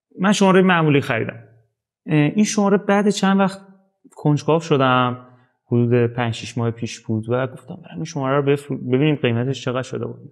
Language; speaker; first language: Persian; native; Persian